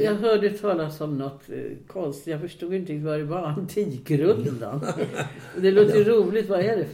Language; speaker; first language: Swedish; native; Swedish